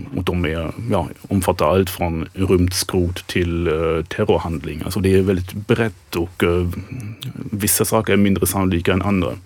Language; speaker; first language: Swedish; non-native, fluent; German